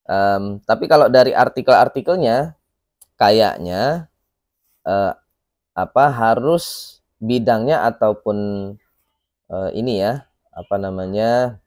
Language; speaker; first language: Indonesian; native; Indonesian